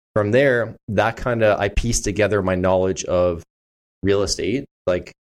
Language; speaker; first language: English; native; English